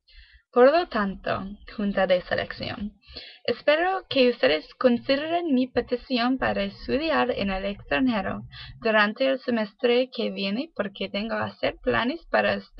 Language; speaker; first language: Spanish; non-native, learner; English